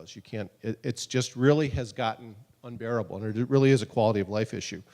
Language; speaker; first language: English; native; English